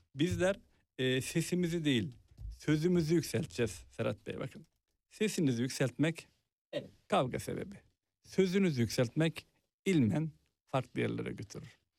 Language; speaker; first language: Turkish; native; Turkish